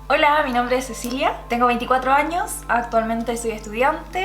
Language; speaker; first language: Spanish; early bilingual, other home language; Korean